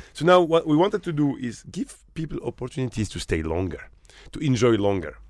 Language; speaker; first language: English; non-native, fluent; Arabic